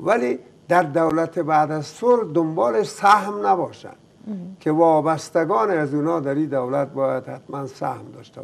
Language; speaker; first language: Persian; native; Persian